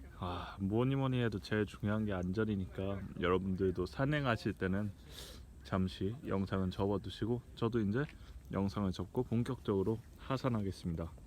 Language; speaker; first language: Korean; native; Korean